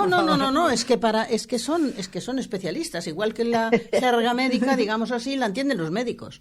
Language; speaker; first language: Spanish; native; Spanish